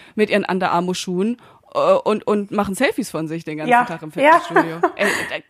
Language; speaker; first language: German; native; German